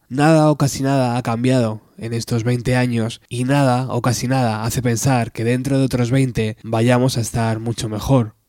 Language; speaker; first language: Spanish; native; Spanish